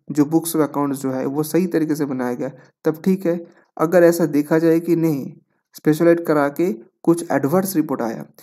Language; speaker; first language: Hindi; non-native, local second language; Bangla